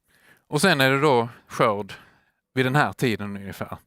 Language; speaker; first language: Swedish; native; Swedish